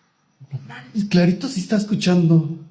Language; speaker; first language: Spanish; native; Spanish